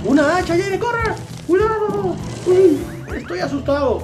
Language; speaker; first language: Spanish; native; Spanish